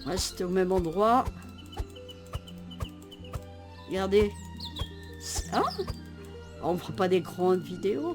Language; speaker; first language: French; native; French